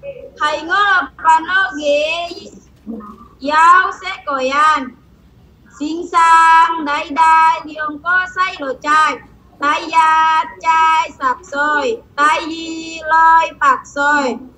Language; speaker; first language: Cantonese; non-native, learner; Indonesian